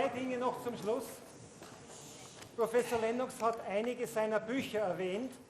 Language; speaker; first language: German; native; German